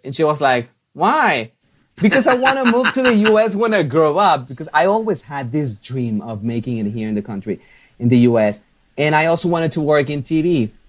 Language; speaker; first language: English; non-native, fluent; Spanish